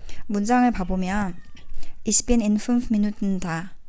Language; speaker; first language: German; non-native, fluent; Korean